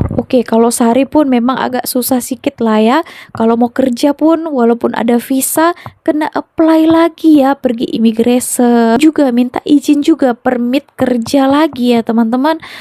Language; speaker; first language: Indonesian; native; Indonesian